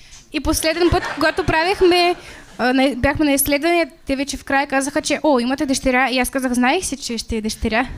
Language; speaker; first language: Bulgarian; non-native, fluent; Russian